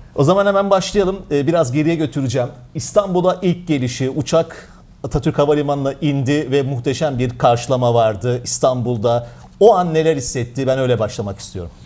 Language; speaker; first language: Turkish; native; Turkish